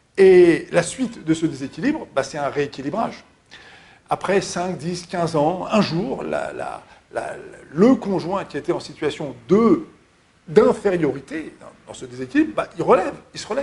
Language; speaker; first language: French; native; French